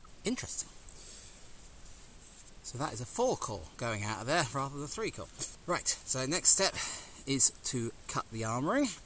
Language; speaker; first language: English; native; English